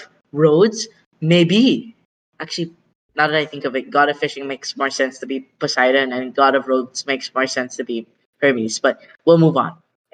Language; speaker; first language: English; non-native, local second language; Filipino